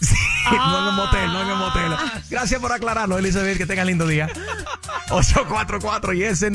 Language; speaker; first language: Spanish; native; Spanish